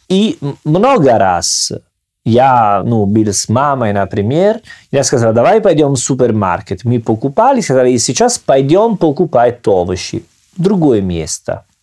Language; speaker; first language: Russian; non-native, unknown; Italian